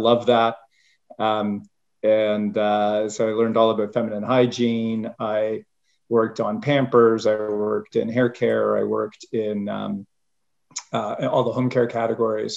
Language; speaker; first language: English; native; English